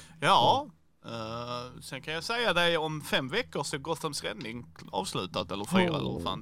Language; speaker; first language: Swedish; native; Swedish